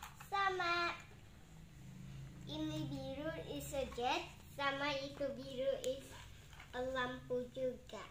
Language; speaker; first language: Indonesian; early bilingual, heritage; English